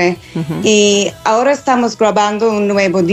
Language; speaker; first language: Spanish; non-native, fluent; English